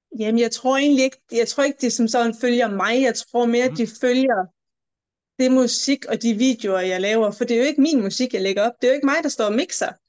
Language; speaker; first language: Danish; native; Danish